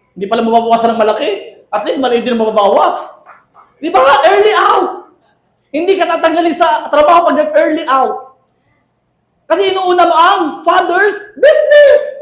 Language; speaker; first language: Filipino; native; Filipino